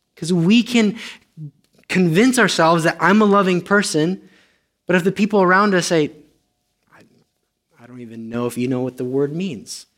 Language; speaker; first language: English; non-native, fluent; Romanian